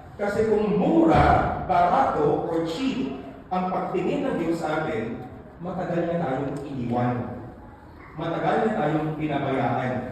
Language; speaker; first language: Filipino; non-native, local second language; Hiligaynon